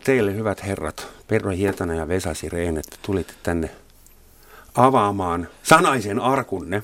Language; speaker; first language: Finnish; non-native, fluent; German